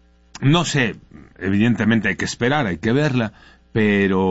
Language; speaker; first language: Spanish; native; Spanish